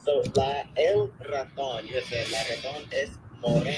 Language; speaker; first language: Spanish; non-native, fluent; English